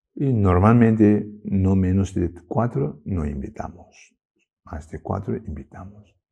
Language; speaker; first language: Spanish; non-native, fluent; Chinese